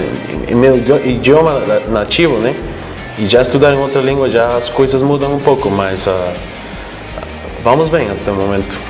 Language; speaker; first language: Portuguese; non-native, fluent; Spanish